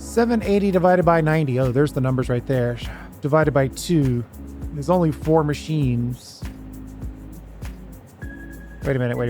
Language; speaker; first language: English; native; English